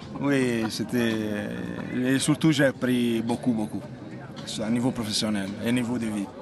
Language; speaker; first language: French; non-native, fluent; Italian